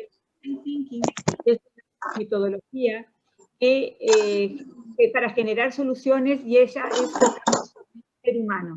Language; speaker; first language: Spanish; non-native, fluent; Portuguese